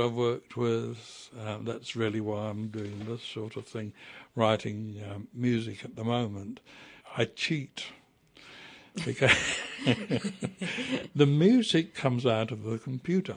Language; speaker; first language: English; native; English